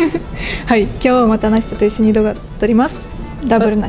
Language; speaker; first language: Japanese; non-native, fluent; Russian